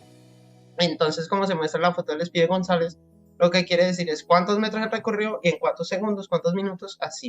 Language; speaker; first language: Spanish; native; Spanish